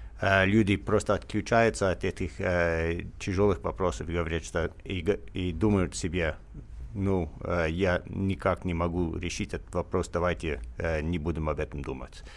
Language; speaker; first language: Russian; non-native, fluent; English